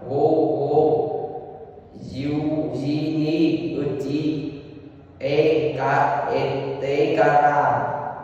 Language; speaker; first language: Japanese; non-native, learner; Vietnamese